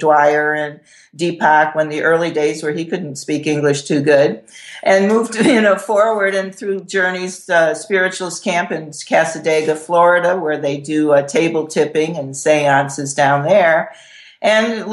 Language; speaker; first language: English; native; English